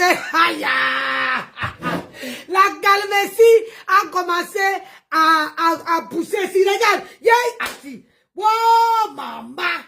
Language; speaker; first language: French; non-native, local second language; Lingala